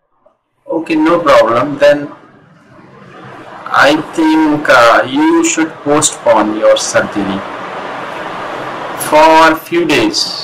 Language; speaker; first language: English; non-native, local second language; Hindi